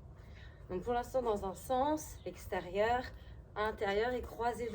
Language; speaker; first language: French; native; French